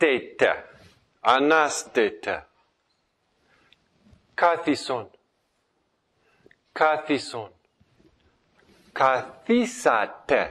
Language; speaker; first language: Greek; non-native, fluent; English